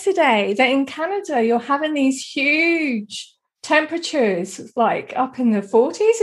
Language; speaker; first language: English; native; English